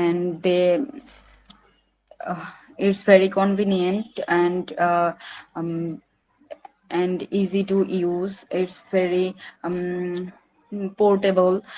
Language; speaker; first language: English; non-native, learner; Bangla